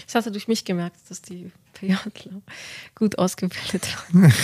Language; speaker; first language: German; native; German